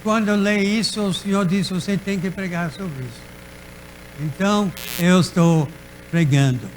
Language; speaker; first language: Portuguese; native; Portuguese